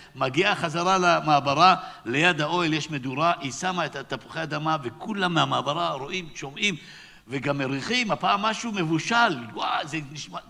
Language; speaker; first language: Hebrew; native; Hebrew